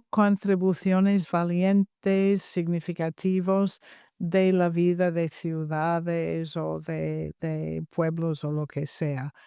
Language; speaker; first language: Spanish; non-native, fluent; English